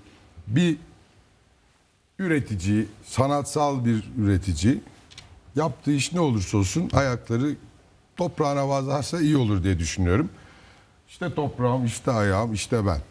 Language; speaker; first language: Turkish; native; Turkish